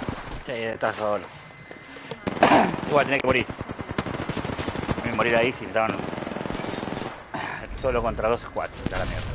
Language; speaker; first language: Spanish; native; Spanish